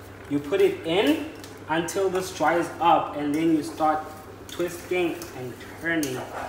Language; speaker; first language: English; non-native, local second language; Xhosa